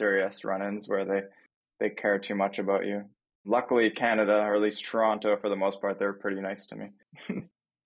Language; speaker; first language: English; native; English